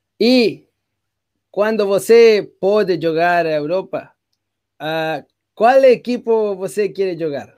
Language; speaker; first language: Portuguese; non-native, learner; Spanish